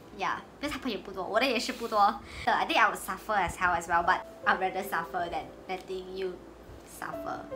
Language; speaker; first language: English; non-native, local second language; Chinese